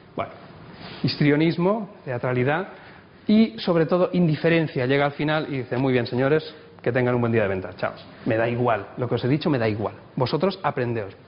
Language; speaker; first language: Spanish; non-native, local second language; Catalan